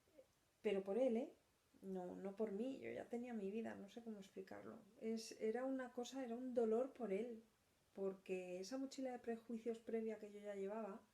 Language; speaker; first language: Spanish; native; Spanish